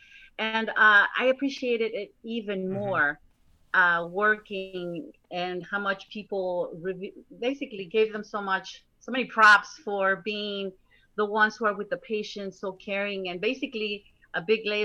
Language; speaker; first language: English; early bilingual, other home language; Spanish